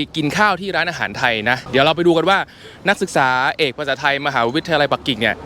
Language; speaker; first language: Thai; native; Thai